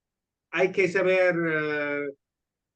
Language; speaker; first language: Spanish; non-native, fluent; English